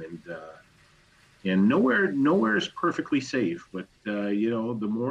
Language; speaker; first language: English; native; English